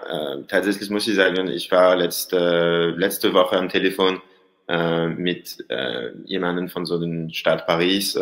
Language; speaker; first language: German; non-native, learner; French